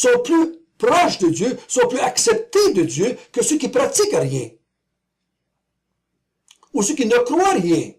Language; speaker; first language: French; native; French